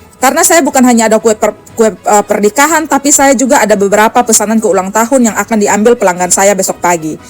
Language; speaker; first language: Indonesian; native; Indonesian